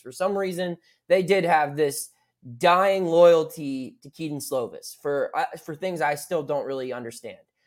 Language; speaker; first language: English; native; English